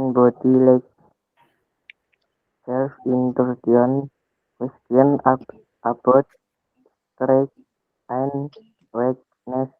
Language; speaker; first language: English; non-native, learner; Indonesian